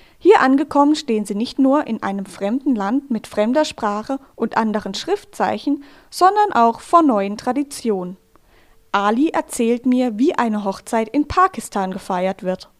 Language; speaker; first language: German; native; German